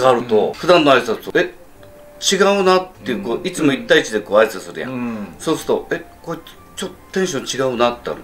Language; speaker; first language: Japanese; native; Japanese